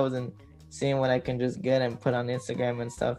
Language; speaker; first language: English; native; English